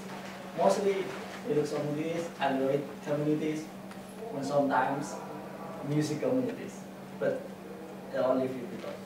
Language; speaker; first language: English; non-native, fluent; Indonesian